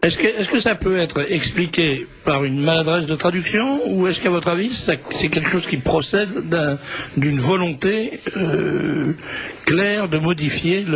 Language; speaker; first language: French; native; French